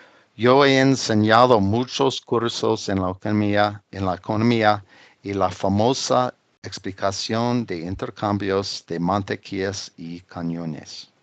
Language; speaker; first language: Spanish; non-native, fluent; English